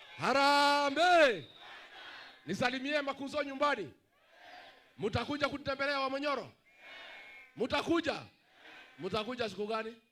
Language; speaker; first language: Swahili; non-native, local second language; Kikuyu